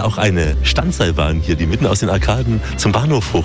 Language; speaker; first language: German; native; German